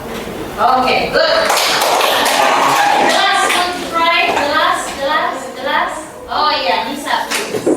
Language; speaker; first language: English; non-native, fluent; Indonesian